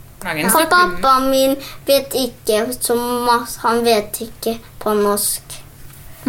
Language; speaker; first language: Norwegian; early bilingual, other home language; Polish